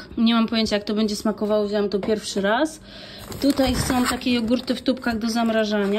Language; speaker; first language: Polish; native; Polish